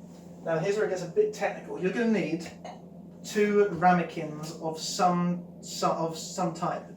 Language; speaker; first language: English; native; English